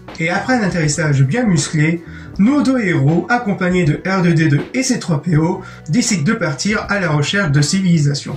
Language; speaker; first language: French; native; French